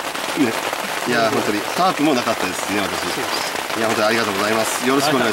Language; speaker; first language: Japanese; native; Japanese